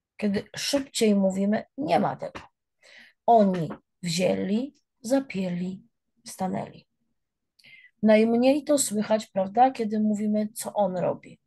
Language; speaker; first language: Polish; native; Polish